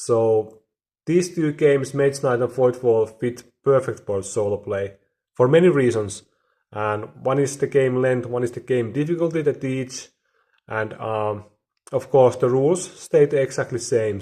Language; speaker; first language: English; non-native, fluent; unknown